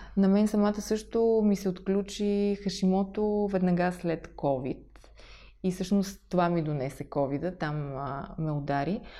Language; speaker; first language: Bulgarian; native; Bulgarian